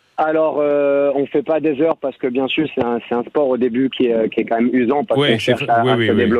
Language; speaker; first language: French; native; French